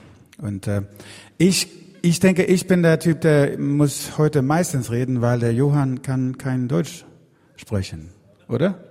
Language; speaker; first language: German; non-native, fluent; Swedish